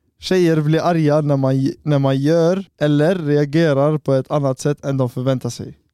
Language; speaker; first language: Swedish; early bilingual, other home language; Arabic